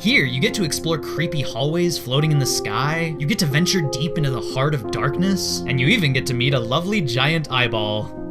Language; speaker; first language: English; native; English